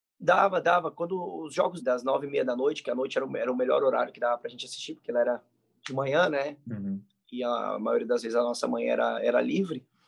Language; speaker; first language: Portuguese; native; Portuguese